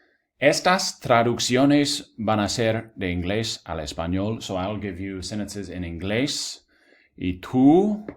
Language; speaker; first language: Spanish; non-native, fluent; English